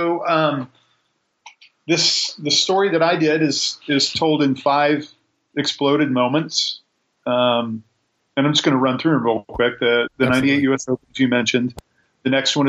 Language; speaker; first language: English; native; English